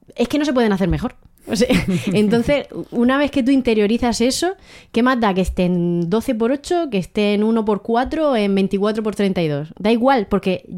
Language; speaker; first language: Spanish; native; Spanish